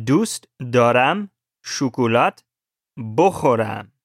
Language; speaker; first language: Persian; non-native, learner; English